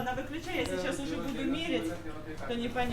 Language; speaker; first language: Russian; native; Russian